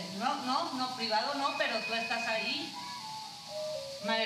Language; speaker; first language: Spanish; native; Spanish